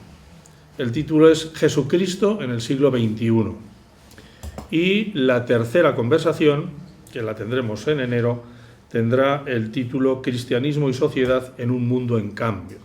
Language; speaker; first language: Spanish; native; Spanish